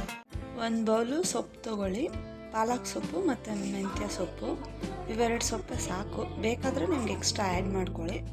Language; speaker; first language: Kannada; native; Kannada